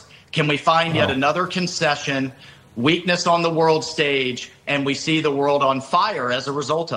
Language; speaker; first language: English; native; English